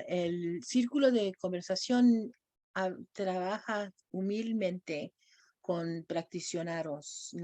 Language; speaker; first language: Spanish; non-native, fluent; English